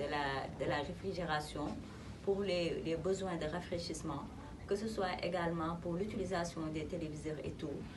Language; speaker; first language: French; non-native, local second language; Wolof